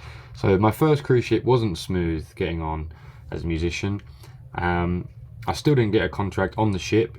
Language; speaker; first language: English; native; English